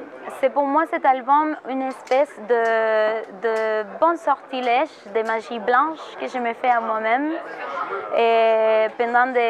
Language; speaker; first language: French; non-native, fluent; Spanish